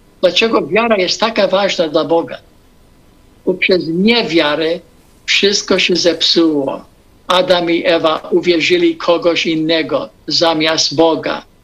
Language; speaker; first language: Polish; non-native, fluent; English